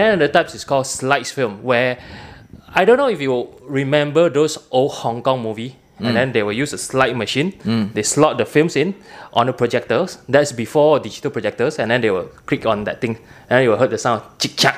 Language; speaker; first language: English; non-native, local second language; Min Nan Chinese